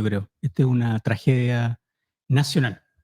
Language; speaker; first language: Spanish; native; Spanish